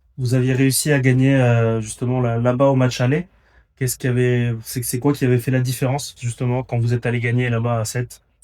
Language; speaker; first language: French; native; French